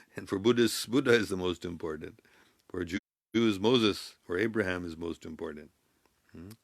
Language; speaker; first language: English; native; English